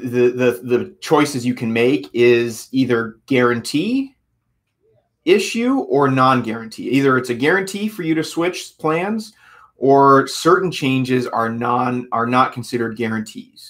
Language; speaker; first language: English; native; English